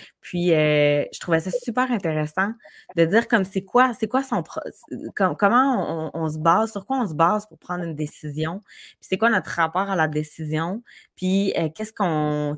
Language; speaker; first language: French; native; French